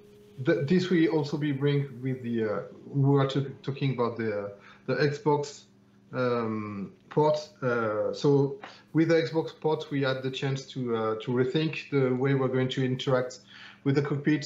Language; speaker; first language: English; non-native, fluent; French